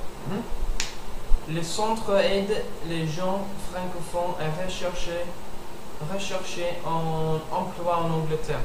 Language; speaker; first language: French; non-native, learner; English